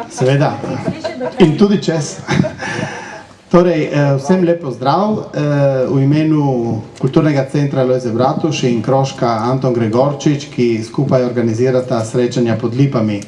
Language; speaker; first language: Slovenian; native; Slovenian